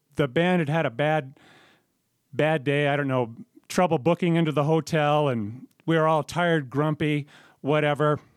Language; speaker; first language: English; native; English